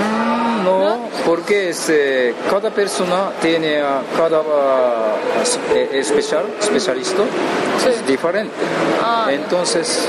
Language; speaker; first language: Spanish; non-native, learner; Japanese